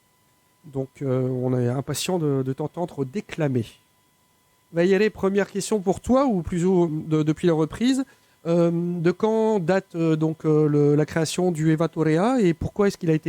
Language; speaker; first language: French; native; French